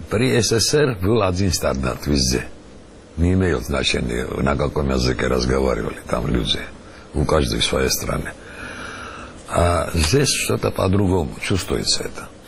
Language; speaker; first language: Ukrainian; non-native, learner; Georgian